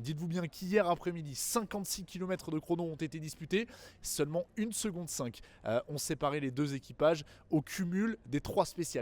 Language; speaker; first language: French; native; French